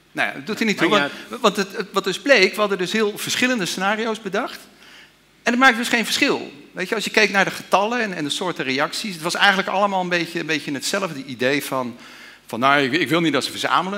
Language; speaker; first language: Dutch; native; Dutch